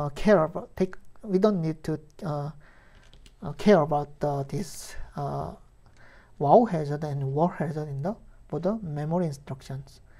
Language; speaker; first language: English; non-native, fluent; Korean